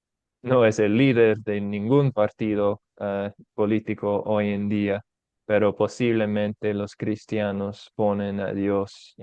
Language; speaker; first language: Spanish; non-native, fluent; English